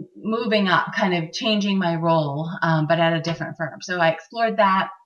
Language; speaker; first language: English; native; English